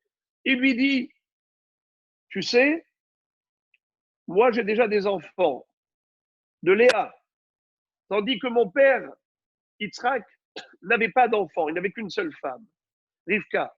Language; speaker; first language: French; native; French